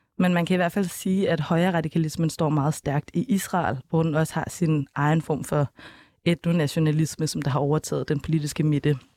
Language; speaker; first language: Danish; native; Danish